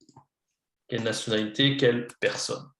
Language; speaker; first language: French; non-native, fluent; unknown